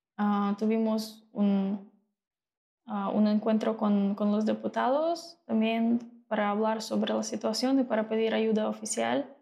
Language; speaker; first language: Spanish; non-native, fluent; Russian